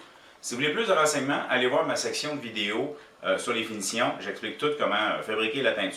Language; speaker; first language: French; native; French